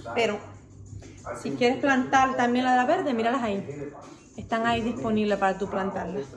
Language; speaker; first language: Spanish; native; Spanish